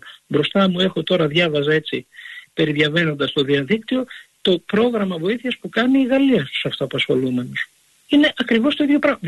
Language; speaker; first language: Greek; native; Greek